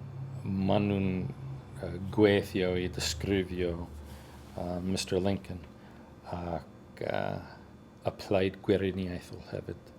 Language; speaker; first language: Welsh; non-native, learner; English